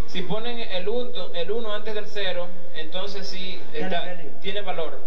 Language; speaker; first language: Spanish; native; Spanish